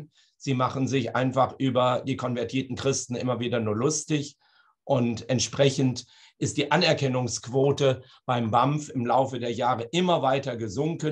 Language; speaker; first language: German; native; German